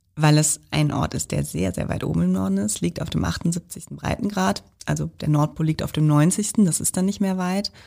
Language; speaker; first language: German; native; German